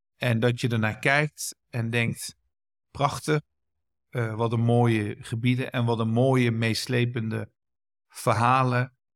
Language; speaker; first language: Dutch; early bilingual, other home language; Kurdish